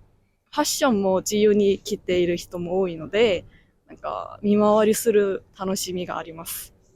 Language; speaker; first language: Japanese; non-native, fluent; Korean